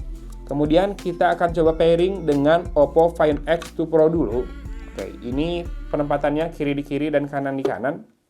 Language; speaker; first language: Indonesian; native; Indonesian